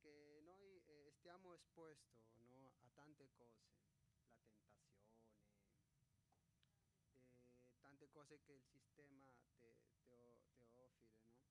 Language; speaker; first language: Italian; non-native, fluent; Spanish